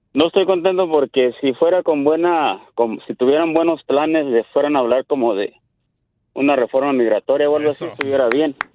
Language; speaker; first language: Spanish; native; Spanish